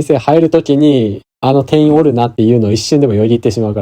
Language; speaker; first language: Japanese; native; Japanese